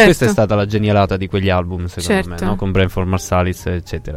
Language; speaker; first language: Italian; native; Italian